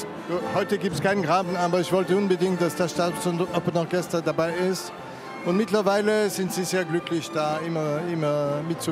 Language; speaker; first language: German; non-native, fluent; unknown